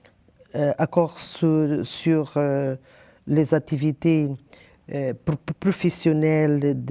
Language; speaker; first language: French; non-native, learner; Portuguese